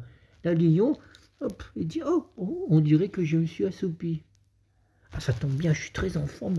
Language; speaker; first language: French; native; French